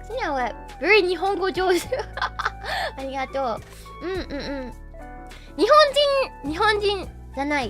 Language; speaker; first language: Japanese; non-native, learner; English